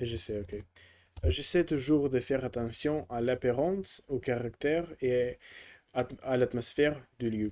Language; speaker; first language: French; non-native, learner; Russian